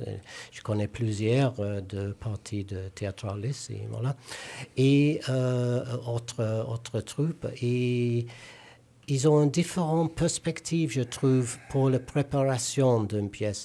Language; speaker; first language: French; non-native, learner; English